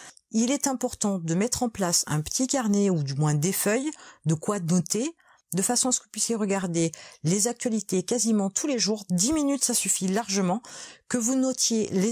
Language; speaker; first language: French; native; French